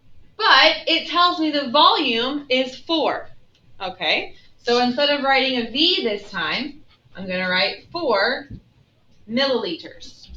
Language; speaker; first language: English; native; English